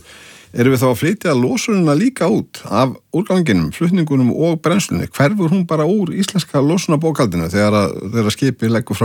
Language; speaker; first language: Icelandic; native; Icelandic